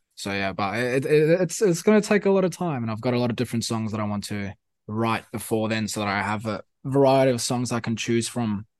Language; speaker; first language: English; non-native, local second language; Afrikaans